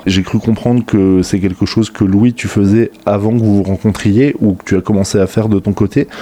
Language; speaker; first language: French; native; French